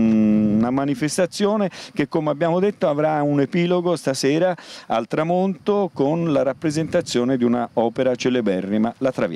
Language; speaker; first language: Italian; native; Italian